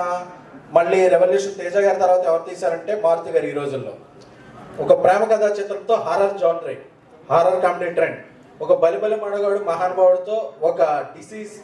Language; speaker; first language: Telugu; native; Telugu